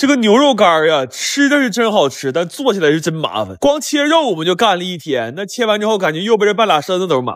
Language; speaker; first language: Chinese; native; Chinese